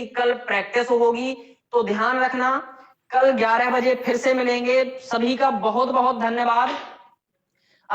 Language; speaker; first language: Hindi; native; Hindi